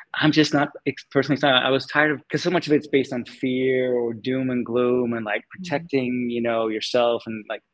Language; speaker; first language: English; non-native, fluent; Danish